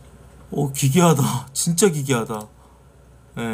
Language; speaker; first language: Korean; native; Korean